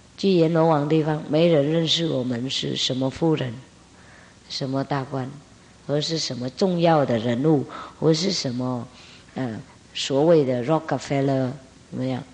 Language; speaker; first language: Chinese; non-native, fluent; Vietnamese